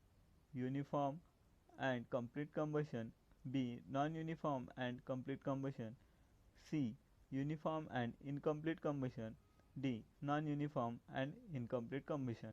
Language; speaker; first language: English; non-native, local second language; Marathi